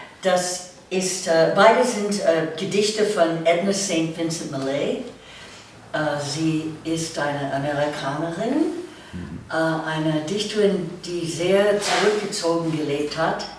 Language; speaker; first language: German; non-native, fluent; English